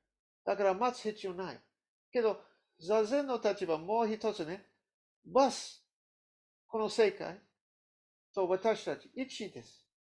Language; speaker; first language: Japanese; non-native, learner; English